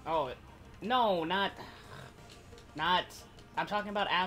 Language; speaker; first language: English; native; English